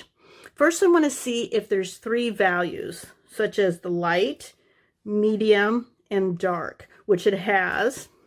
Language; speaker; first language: English; native; English